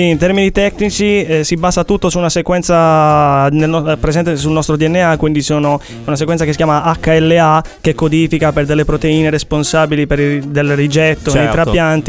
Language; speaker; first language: Italian; native; Italian